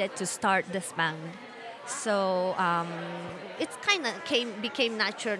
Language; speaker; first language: English; non-native, fluent; Japanese